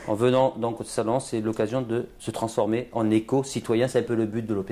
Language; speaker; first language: French; native; French